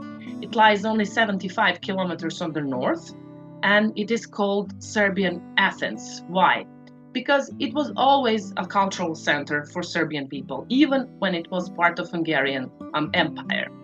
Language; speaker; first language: English; non-native, fluent; Serbian